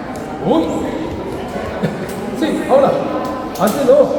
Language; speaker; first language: Spanish; non-native, learner; Korean